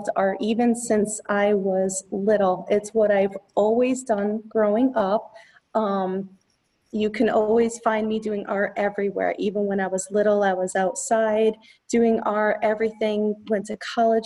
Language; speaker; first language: English; native; English